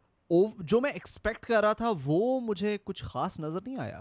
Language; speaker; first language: Hindi; native; Hindi